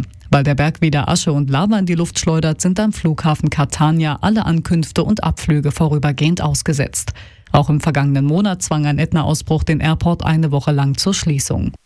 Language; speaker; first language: German; native; German